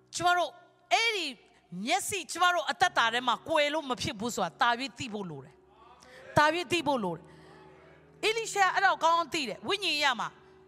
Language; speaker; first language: Burmese; non-native, local second language; Kachin